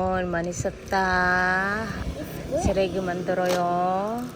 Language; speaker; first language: Korean; non-native, local second language; Filipino